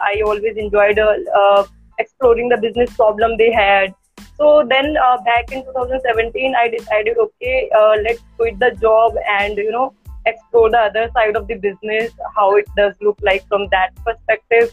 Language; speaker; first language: English; non-native, local second language; Hindi